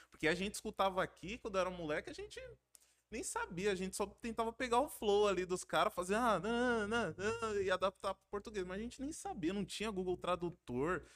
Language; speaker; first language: Portuguese; native; Portuguese